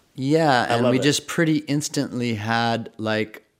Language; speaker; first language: English; native; English